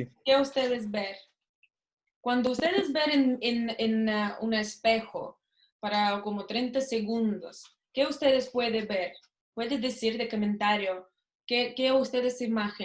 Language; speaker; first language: Spanish; non-native, learner; Russian